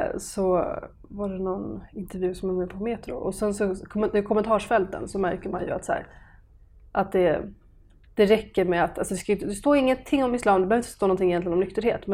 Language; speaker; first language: Swedish; early bilingual, other home language; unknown